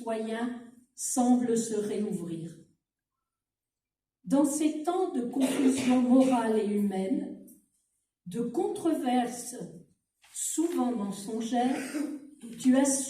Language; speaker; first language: French; native; French